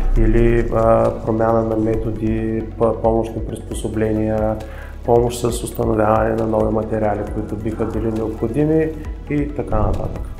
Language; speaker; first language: Bulgarian; native; Bulgarian